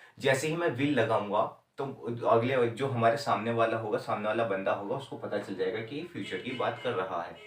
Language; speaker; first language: Hindi; native; Hindi